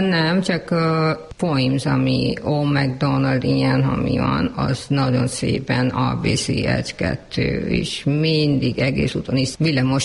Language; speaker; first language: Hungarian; non-native, learner; Urdu